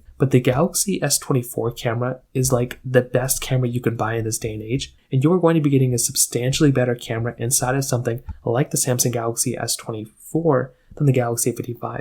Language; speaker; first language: English; native; English